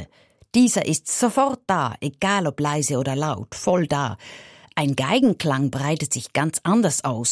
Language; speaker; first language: German; native; German